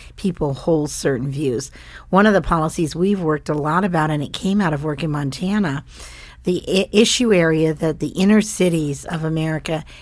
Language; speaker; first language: English; native; English